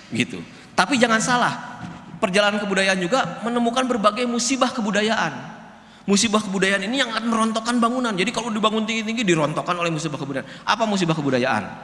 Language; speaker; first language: Indonesian; non-native, local second language; Sundanese